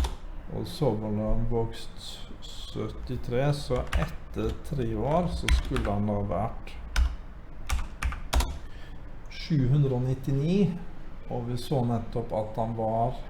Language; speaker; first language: Norwegian; native; Norwegian